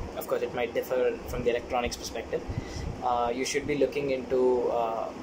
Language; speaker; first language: English; non-native, local second language; Telugu